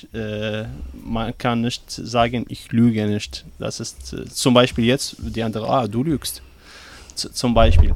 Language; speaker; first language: German; non-native, learner; Arabic